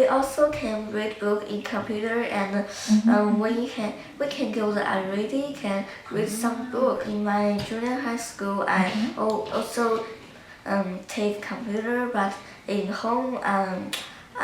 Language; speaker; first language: English; non-native, learner; Chinese